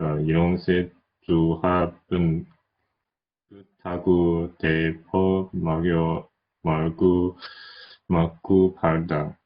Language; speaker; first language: Korean; non-native, learner; Chinese